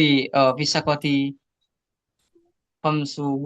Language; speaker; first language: Arabic; non-native, learner; Indonesian